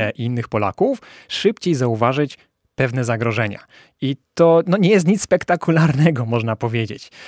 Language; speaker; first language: Polish; native; Polish